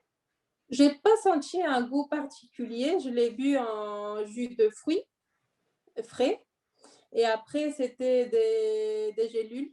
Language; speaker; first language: French; non-native, fluent; Spanish